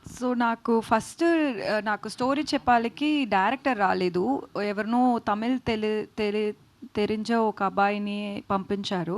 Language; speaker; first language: Telugu; non-native, learner; Tamil